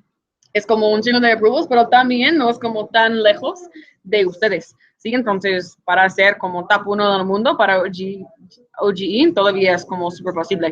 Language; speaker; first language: Spanish; non-native, fluent; English